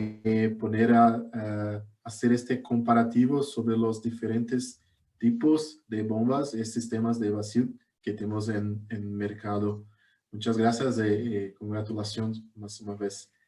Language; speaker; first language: Spanish; non-native, learner; Portuguese